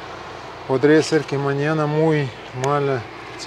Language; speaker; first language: Spanish; non-native, learner; Russian